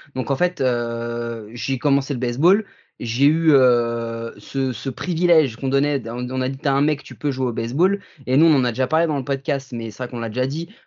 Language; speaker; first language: French; native; French